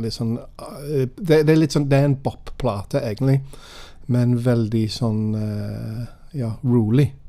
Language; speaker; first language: Norwegian; non-native, fluent; English